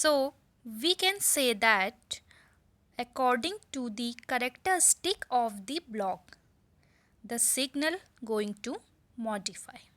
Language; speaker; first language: English; non-native, local second language; Hindi